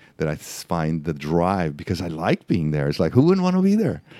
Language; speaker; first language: English; non-native, fluent; Spanish